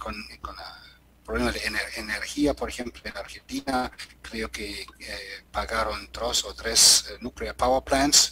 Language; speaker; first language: Spanish; non-native, learner; German